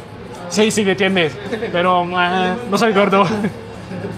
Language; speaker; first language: Spanish; non-native, learner; French